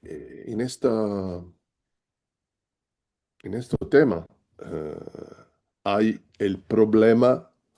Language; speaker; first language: Spanish; non-native, learner; Italian